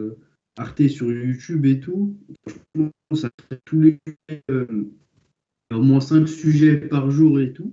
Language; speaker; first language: French; native; French